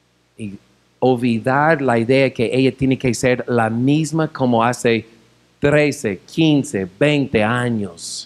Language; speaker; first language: Spanish; non-native, fluent; English